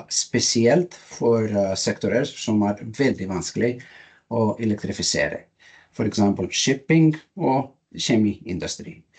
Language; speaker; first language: Norwegian; non-native, learner; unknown